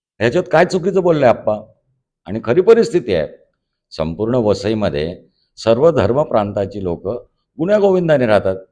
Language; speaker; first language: Marathi; non-native, local second language; Hindi